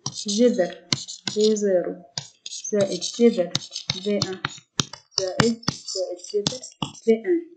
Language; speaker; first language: Arabic; native; Arabic